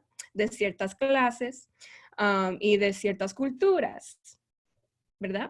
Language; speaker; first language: Spanish; early bilingual, heritage; Spanish